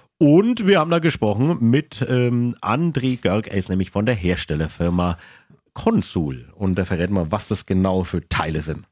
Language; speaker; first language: German; native; German